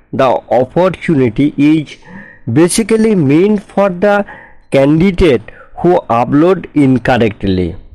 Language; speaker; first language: English; non-native, local second language; Bangla